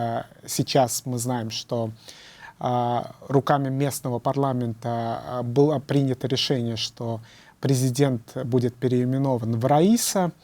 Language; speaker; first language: Russian; native; Russian